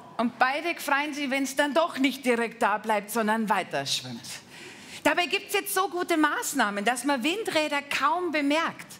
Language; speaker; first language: German; native; German